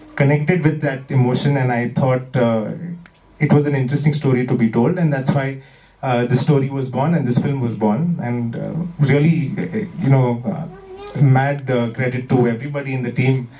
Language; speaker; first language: English; non-native, local second language; Malayalam